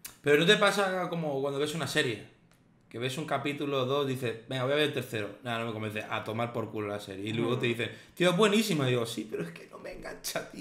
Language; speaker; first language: Spanish; native; Spanish